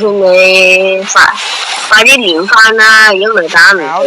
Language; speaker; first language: Chinese; early bilingual, heritage; Cantonese